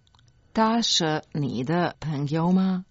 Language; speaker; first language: Chinese; non-native, learner; Croatian